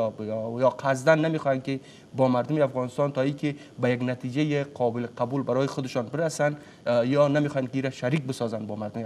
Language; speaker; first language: Persian; native; Persian